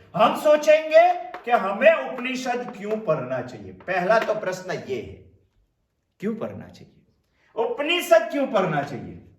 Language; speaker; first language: Hindi; non-native, local second language; Gujarati